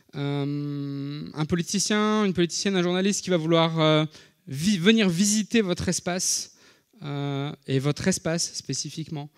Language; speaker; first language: French; native; French